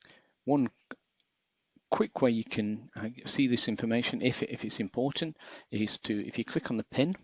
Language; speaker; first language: English; native; English